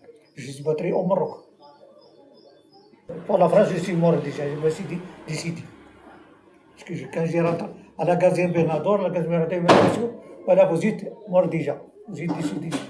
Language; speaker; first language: French; non-native, learner; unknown